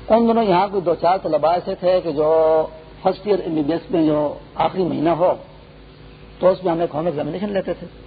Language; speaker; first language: Urdu; non-native, local second language; Pashto